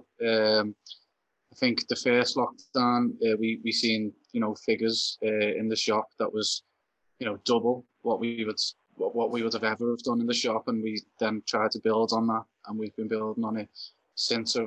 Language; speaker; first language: English; native; English